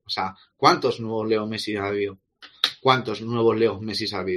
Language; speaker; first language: Spanish; native; Spanish